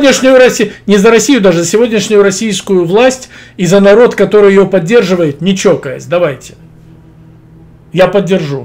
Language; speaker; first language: Russian; native; Russian